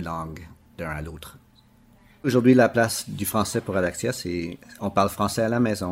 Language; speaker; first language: French; native; French